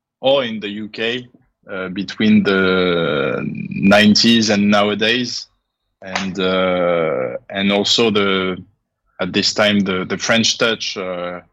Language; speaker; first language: English; non-native, fluent; French